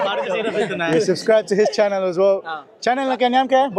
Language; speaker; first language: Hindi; early bilingual, heritage; English